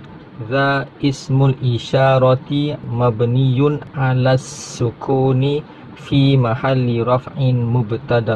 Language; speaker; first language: Arabic; non-native, learner; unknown